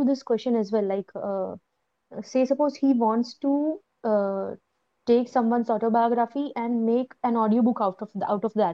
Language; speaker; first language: English; non-native, local second language; Gujarati